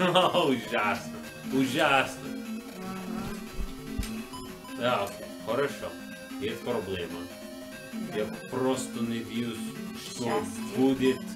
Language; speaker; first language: Russian; non-native, learner; English